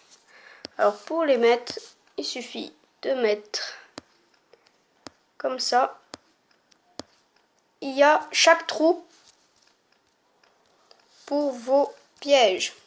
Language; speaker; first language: French; native; French